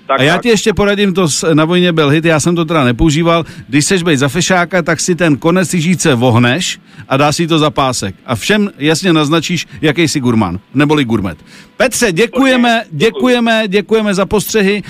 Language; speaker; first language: Czech; native; Czech